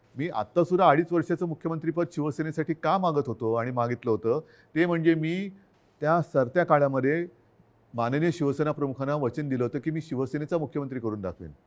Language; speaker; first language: Marathi; native; Marathi